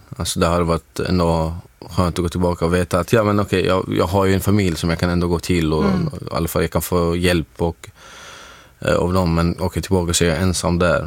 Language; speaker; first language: Swedish; non-native, fluent; Arabic